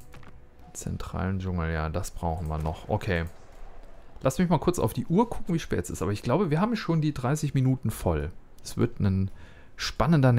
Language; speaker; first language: German; native; German